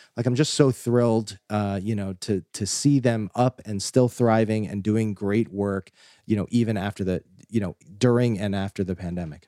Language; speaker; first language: English; native; English